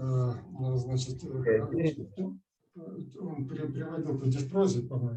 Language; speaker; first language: Russian; native; Russian